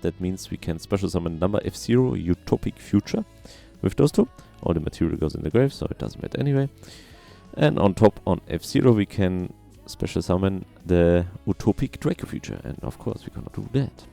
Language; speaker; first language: English; non-native, fluent; German